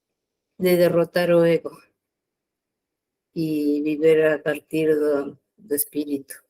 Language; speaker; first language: Portuguese; non-native, learner; Spanish